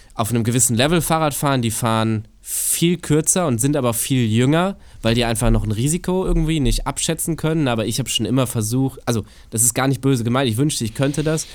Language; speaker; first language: German; native; German